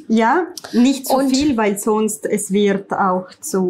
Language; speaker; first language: German; non-native, learner; Italian